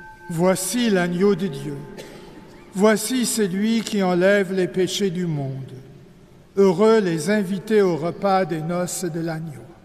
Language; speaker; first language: French; non-native, local second language; Luxembourgish